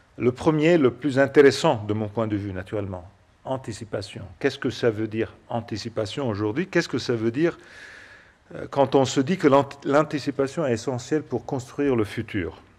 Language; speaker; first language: French; non-native, fluent; Italian